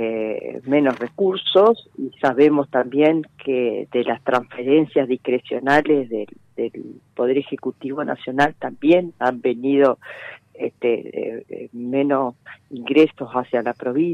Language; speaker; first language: Spanish; native; Spanish